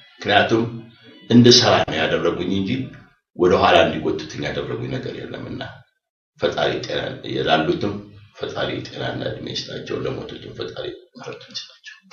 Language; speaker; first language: Amharic; native; Amharic